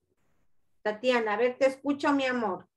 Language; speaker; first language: Spanish; native; Spanish